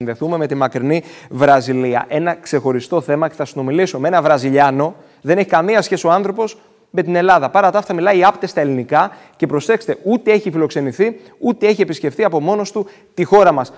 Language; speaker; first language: Greek; native; Greek